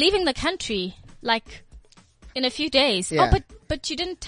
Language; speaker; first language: English; non-native, local second language; Tswana